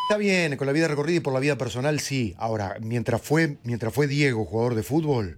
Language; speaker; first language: Spanish; native; Spanish